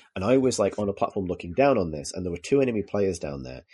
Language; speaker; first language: English; native; English